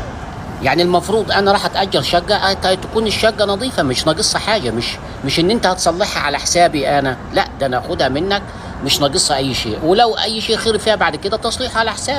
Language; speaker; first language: Arabic; native; Arabic